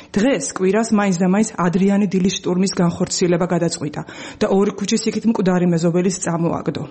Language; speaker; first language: Georgian; native; Georgian